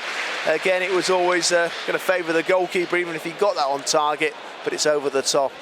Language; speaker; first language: English; native; English